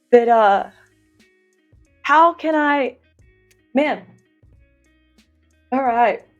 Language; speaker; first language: English; native; English